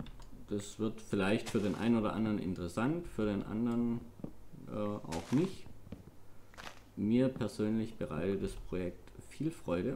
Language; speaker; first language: German; native; German